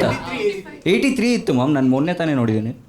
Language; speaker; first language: Kannada; native; Kannada